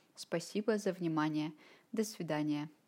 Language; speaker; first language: Russian; native; Russian